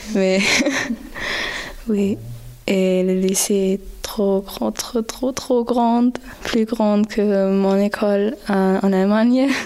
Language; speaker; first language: French; non-native, learner; German